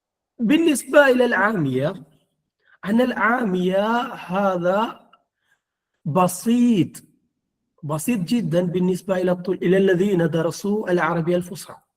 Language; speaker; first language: Arabic; non-native, fluent; Malayalam